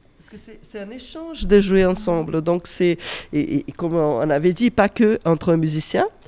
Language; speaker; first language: French; non-native, fluent; Portuguese